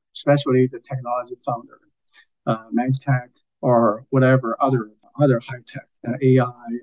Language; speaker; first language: English; non-native, fluent; Chinese